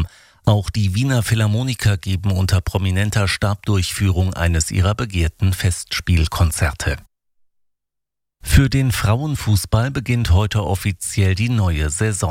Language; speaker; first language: German; native; German